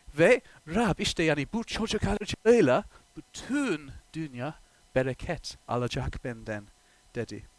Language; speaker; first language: Turkish; non-native, fluent; English